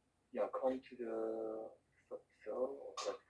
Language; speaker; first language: English; non-native, learner; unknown